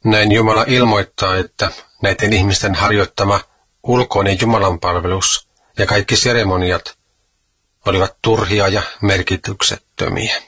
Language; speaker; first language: Finnish; native; Finnish